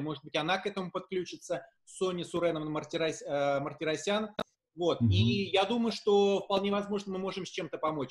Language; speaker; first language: Russian; native; Russian